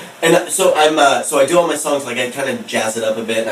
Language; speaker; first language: English; native; English